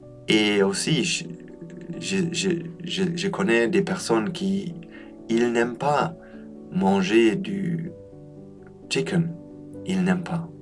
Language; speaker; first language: French; non-native, learner; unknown